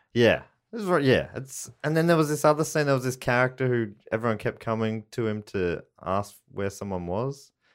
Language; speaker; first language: English; native; English